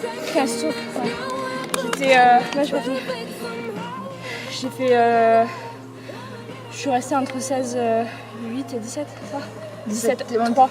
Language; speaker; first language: French; native; French